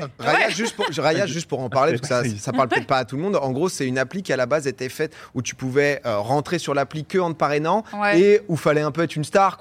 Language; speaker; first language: French; native; French